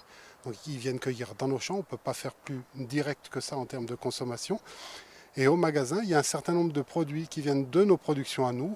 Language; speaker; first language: French; native; French